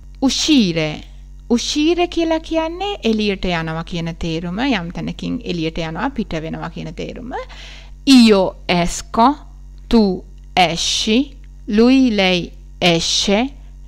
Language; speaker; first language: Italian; non-native, fluent; Sinhala